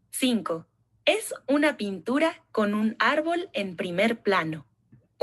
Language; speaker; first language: Spanish; non-native, learner; English